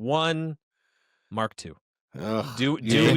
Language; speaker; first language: English; native; English